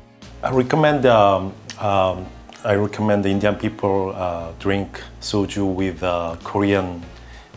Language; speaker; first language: English; non-native, learner; Korean